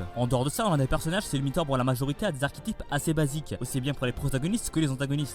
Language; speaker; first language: French; native; French